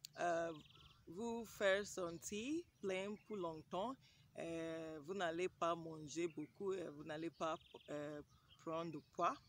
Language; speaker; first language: French; non-native, learner; English